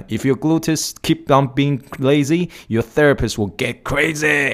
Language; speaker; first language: English; non-native, fluent; Chinese